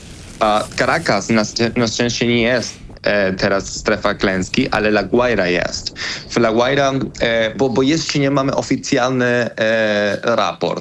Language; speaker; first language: Polish; non-native, fluent; Spanish